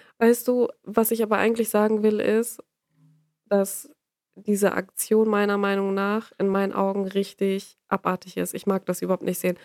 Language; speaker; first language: German; native; German